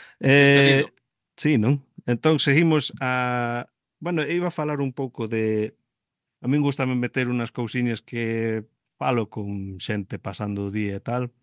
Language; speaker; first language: Galician; early bilingual, heritage; Galician